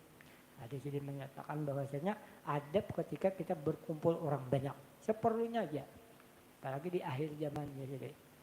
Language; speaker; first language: Indonesian; non-native, local second language; Banjar